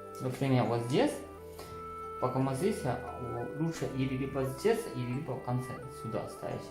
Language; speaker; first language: Russian; non-native, learner; Chinese